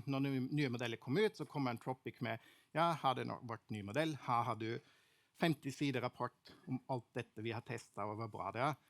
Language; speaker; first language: Norwegian; non-native, fluent; German